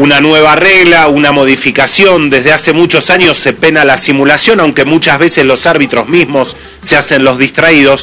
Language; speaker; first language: Spanish; native; Spanish